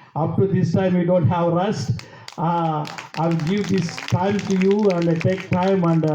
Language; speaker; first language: English; non-native, local second language; Telugu